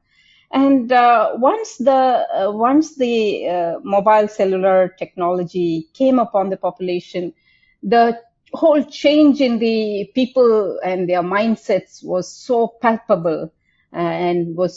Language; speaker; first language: English; non-native, local second language; Tamil